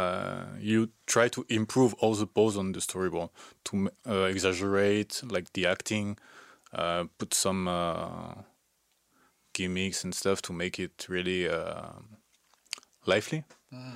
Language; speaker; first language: English; non-native, fluent; French